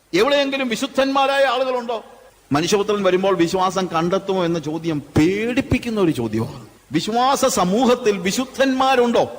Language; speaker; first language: Malayalam; native; Malayalam